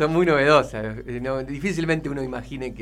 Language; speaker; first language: Spanish; native; Spanish